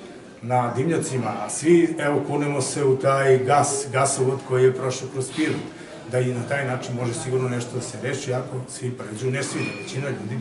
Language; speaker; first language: Serbian; native; Serbian